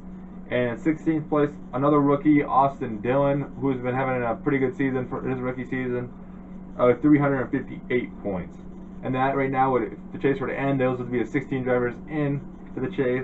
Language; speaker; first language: English; native; English